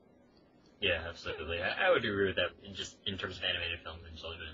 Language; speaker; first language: English; native; English